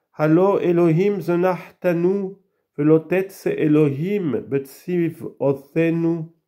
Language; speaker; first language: Hebrew; non-native, learner; French